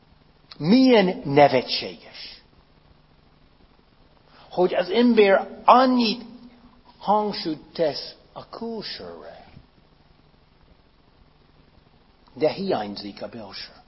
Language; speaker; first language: Hungarian; non-native, fluent; English